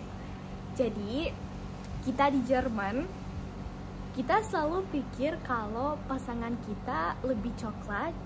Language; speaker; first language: Indonesian; non-native, fluent; German